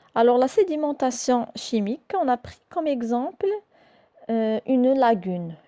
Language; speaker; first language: French; non-native, local second language; Arabic